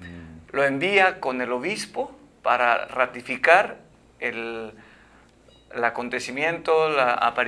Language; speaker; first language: Spanish; native; Spanish